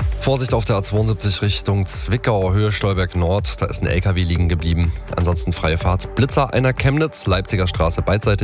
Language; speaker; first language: German; native; German